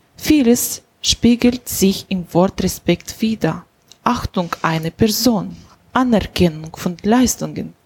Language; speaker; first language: German; non-native, learner; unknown